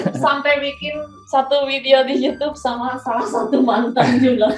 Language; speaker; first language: Indonesian; non-native, fluent; Spanish